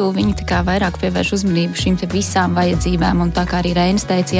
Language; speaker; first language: Latvian; native; Latvian